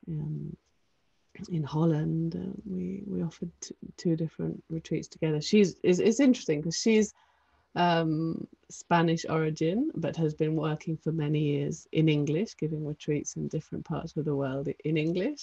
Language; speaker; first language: English; early bilingual, heritage; English